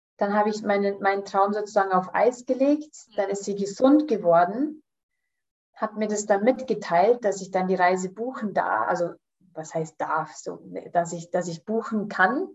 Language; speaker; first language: German; early bilingual, heritage; German